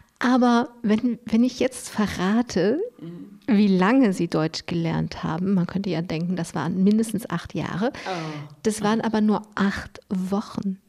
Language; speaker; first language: German; native; German